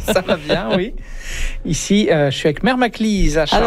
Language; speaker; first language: French; native; French